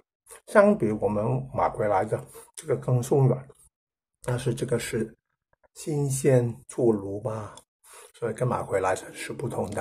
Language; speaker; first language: Chinese; non-native, local second language; Cantonese